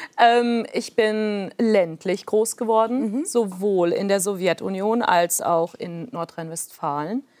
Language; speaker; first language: German; early bilingual, other home language; Plautdietsch